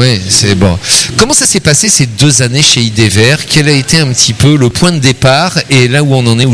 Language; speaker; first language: French; native; French